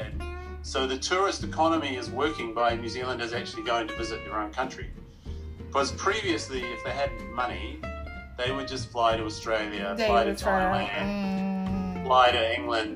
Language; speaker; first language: English; native; English